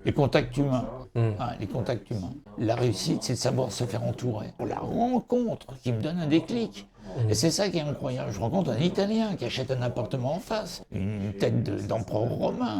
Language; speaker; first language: French; native; French